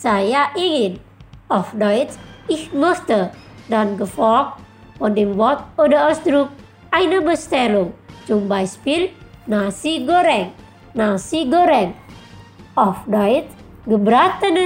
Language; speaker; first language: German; non-native, fluent; Indonesian